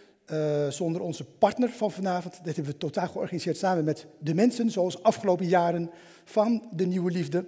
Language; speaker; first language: Dutch; native; Dutch